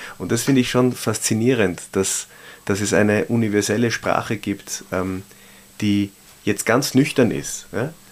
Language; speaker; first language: German; native; German